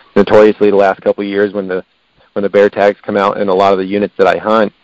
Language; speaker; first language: English; native; English